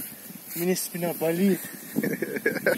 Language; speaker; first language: Russian; non-native, learner; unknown